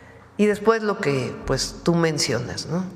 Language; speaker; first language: Spanish; native; Spanish